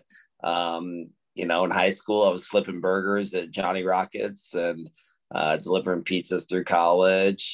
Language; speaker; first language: English; native; English